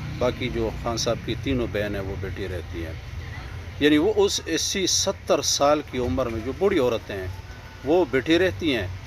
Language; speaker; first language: Urdu; non-native, local second language; Pashto